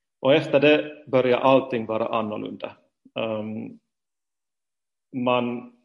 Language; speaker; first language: Swedish; non-native, fluent; Finnish